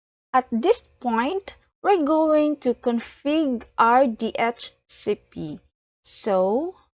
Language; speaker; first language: English; non-native, learner; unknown